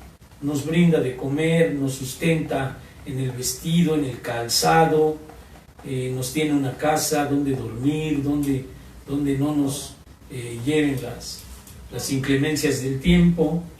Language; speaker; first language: Spanish; native; Spanish